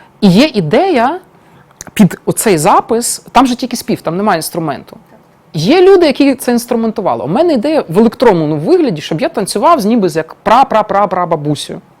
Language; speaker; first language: Ukrainian; non-native, local second language; Russian